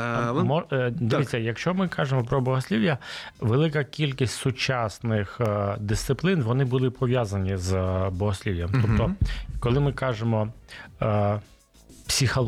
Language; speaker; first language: Ukrainian; non-native, local second language; Russian